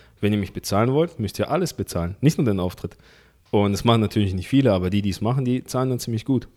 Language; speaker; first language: German; early bilingual, other home language; Russian